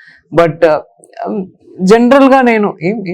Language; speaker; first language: Telugu; non-native, learner; Tamil